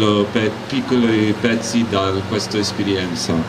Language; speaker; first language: Italian; non-native, learner; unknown